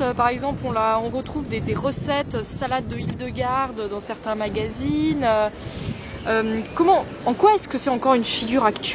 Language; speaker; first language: French; native; French